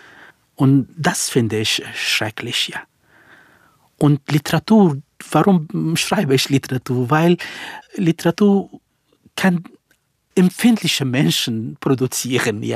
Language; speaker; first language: German; non-native, fluent; Central Kurdish